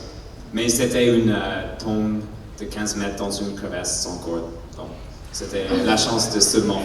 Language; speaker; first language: French; non-native, learner; English